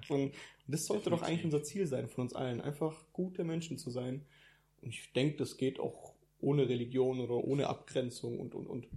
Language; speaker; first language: German; early bilingual, other home language; Italian